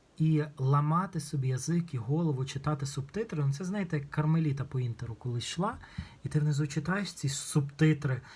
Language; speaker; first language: Ukrainian; non-native, local second language; Russian